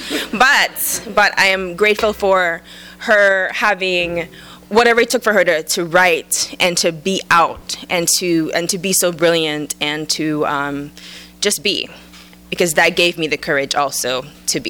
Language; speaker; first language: English; early bilingual, other home language; Jamaican Creole English